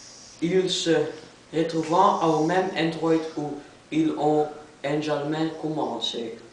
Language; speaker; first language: French; non-native, learner; Dutch